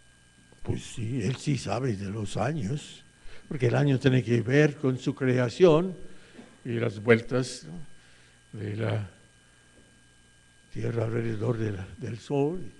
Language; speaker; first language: Spanish; non-native, fluent; English